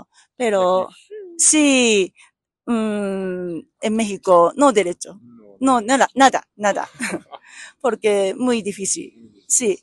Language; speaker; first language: Spanish; non-native, learner; Japanese